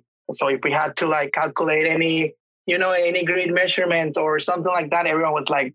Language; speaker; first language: English; non-native, fluent; Spanish